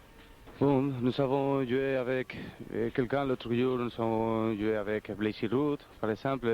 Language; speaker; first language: French; non-native, fluent; Spanish